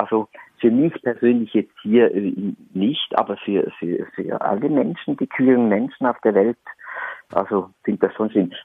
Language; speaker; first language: German; native; German